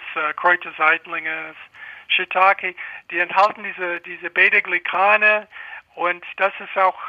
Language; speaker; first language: German; non-native, fluent; English